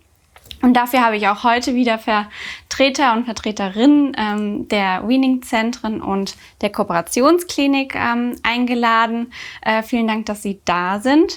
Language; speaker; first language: German; native; German